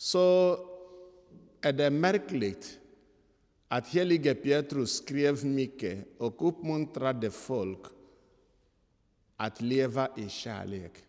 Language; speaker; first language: Swedish; non-native, fluent; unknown